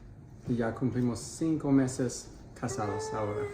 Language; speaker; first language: Spanish; non-native, fluent; English